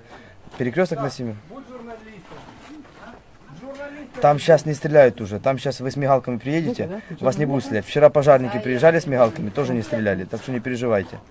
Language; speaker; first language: Russian; native; Russian